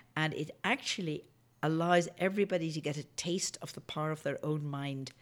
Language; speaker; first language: English; native; English